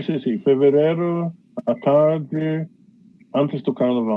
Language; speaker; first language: Portuguese; non-native, fluent; English